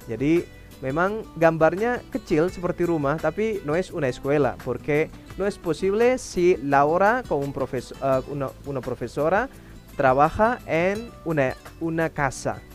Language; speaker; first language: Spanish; non-native, fluent; Indonesian